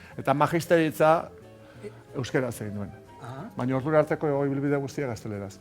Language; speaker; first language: Basque; non-native, local second language; Spanish